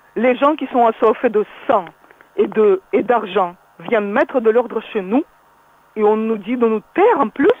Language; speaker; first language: French; non-native, fluent; Russian